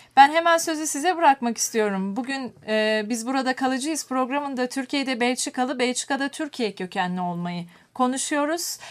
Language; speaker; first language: Turkish; native; Turkish